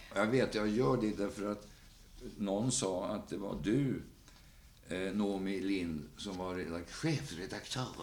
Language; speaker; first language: Swedish; native; Swedish